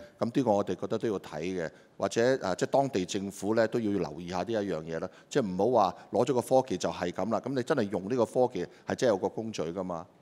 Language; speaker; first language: Cantonese; native; Cantonese